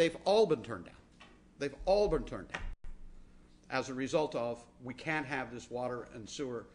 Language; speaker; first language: English; native; English